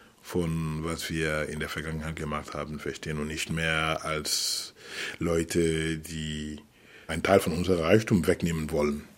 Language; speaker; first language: German; non-native, fluent; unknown